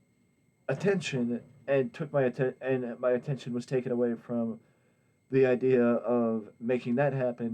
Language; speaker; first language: English; native; English